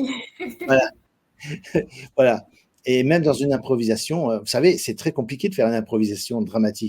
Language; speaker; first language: French; native; French